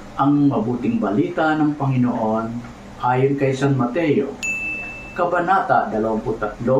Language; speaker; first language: Filipino; native; Filipino